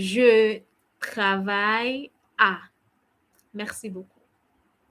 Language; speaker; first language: French; non-native, fluent; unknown